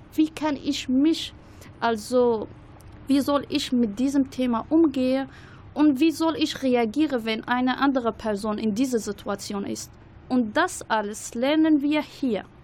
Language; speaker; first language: German; non-native, learner; Arabic